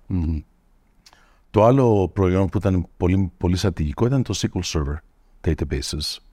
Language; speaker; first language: Greek; early bilingual, heritage; Greek